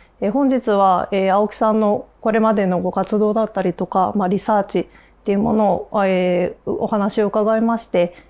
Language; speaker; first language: Japanese; native; Japanese